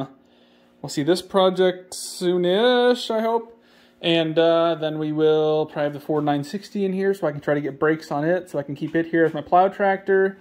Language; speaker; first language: English; native; English